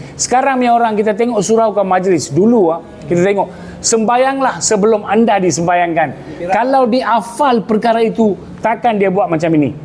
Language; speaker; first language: Malay; non-native, local second language; Tamil